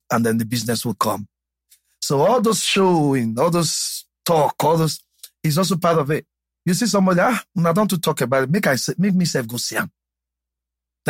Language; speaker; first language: English; non-native, local second language; Yoruba